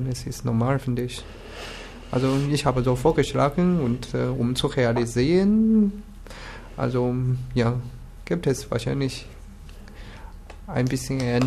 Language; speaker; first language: German; non-native, learner; Chinese